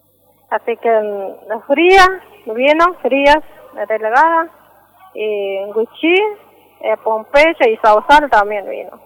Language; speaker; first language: Spanish; non-native, local second language; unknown